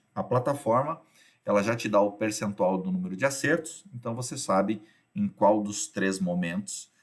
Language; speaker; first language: Portuguese; native; Portuguese